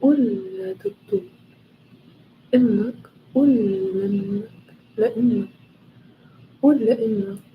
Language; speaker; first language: Arabic; non-native, learner; English